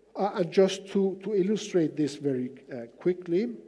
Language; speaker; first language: English; non-native, fluent; Danish